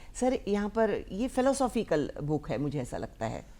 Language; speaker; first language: Hindi; non-native, local second language; Marathi